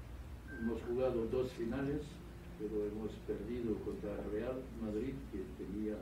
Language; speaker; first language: Spanish; non-native, fluent; French